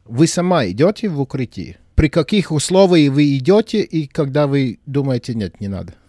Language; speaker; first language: Russian; non-native, local second language; Latvian